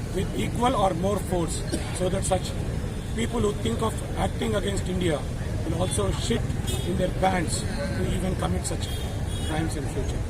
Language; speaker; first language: English; non-native, local second language; Telugu